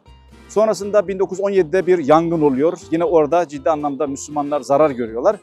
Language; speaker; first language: Turkish; native; Turkish